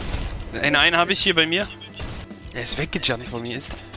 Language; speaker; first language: German; native; German